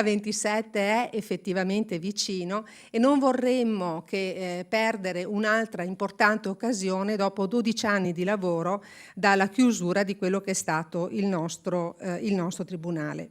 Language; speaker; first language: Italian; native; Italian